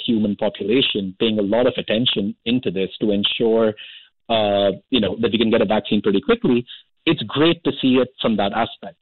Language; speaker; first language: English; non-native, local second language; Hindi